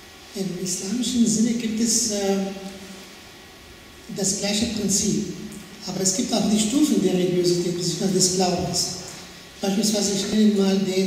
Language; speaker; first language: German; non-native, fluent; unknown